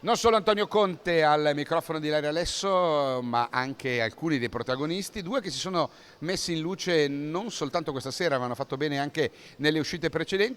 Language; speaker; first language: Italian; native; Italian